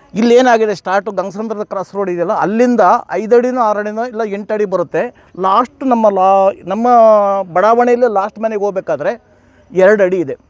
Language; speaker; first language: Kannada; native; Kannada